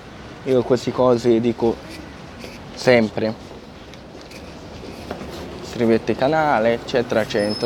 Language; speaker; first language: Italian; non-native, fluent; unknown